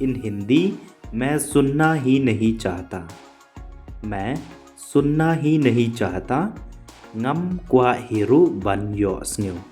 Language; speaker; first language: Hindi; non-native, local second language; Khasi